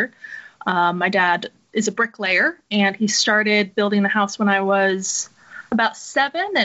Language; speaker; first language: English; native; English